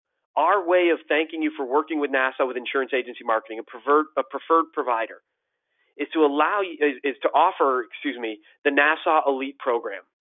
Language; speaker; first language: English; native; English